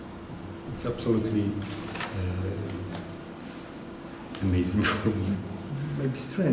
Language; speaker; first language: English; non-native, learner; Polish